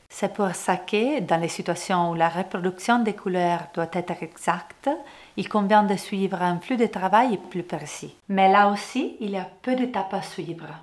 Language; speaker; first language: French; non-native, fluent; Italian